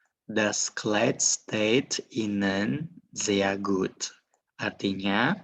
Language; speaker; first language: German; non-native, fluent; Indonesian